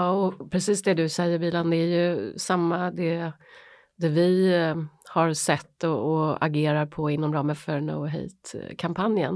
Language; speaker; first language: Swedish; native; Swedish